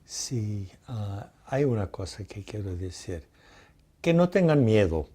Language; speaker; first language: Spanish; non-native, fluent; English